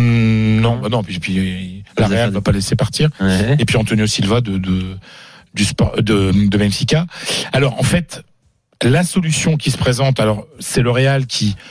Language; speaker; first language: French; native; French